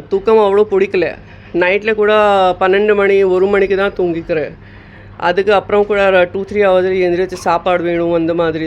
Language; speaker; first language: Tamil; non-native, local second language; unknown